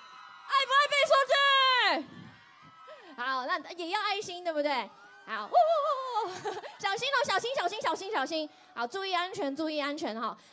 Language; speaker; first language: Chinese; native; Chinese